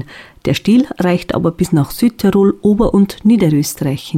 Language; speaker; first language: German; native; German